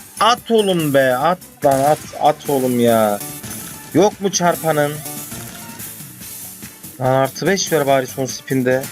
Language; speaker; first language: Turkish; native; Turkish